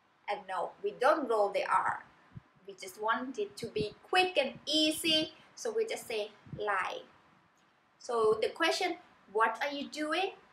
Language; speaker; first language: English; non-native, fluent; Thai